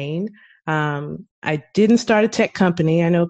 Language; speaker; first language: English; native; English